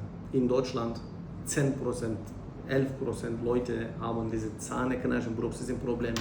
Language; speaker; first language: German; non-native, learner; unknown